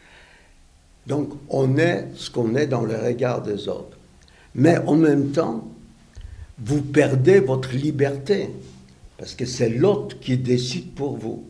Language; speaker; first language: French; non-native, fluent; Yiddish